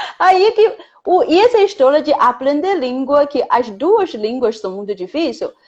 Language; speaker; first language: Portuguese; non-native, fluent; Chinese